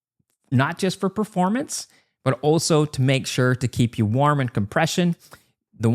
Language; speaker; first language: English; native; English